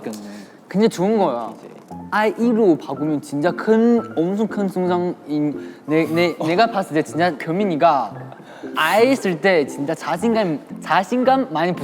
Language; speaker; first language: Korean; non-native, learner; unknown